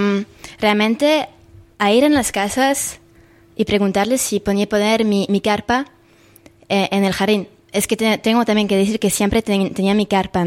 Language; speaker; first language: Spanish; non-native, fluent; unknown